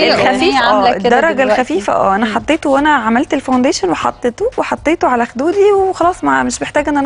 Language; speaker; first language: Arabic; native; Arabic